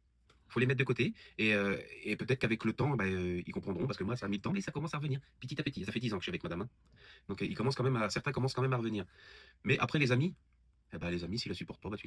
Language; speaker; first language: French; native; French